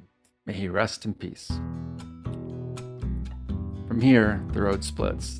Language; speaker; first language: English; native; English